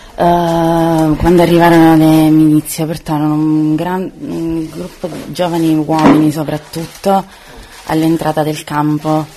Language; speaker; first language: Italian; native; Italian